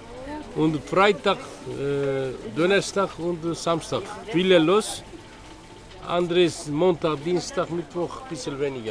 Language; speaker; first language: German; non-native, learner; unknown